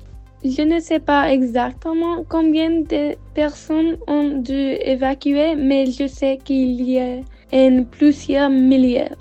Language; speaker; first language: French; non-native, learner; English